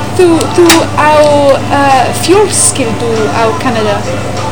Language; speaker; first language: Icelandic; non-native, learner; English